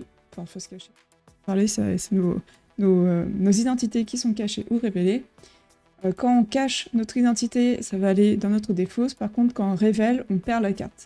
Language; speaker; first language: French; native; French